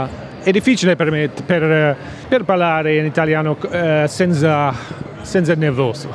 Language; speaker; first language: Italian; non-native, learner; English